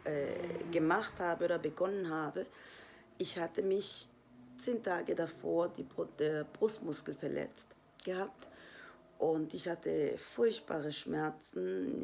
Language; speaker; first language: German; non-native, fluent; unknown